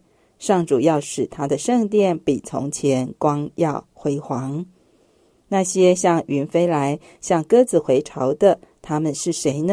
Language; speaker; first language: Chinese; native; Chinese